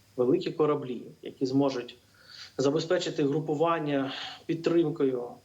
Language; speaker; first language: Ukrainian; native; Ukrainian